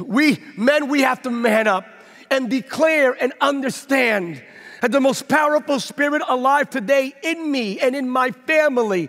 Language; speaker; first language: English; native; English